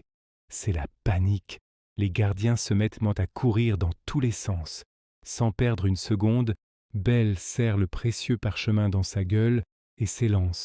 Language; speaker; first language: French; native; French